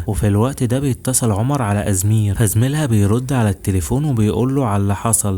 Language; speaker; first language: Arabic; native; Arabic